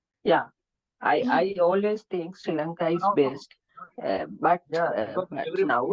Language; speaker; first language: English; non-native, learner; Sinhala